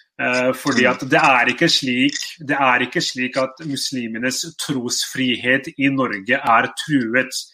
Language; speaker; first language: Norwegian; early bilingual, other home language; Urdu